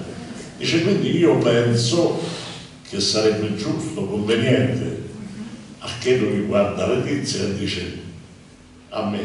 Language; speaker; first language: Italian; native; Italian